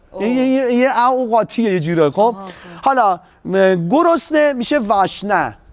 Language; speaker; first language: Persian; non-native, local second language; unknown